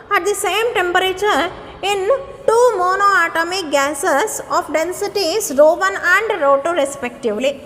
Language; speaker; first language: English; non-native, local second language; Kannada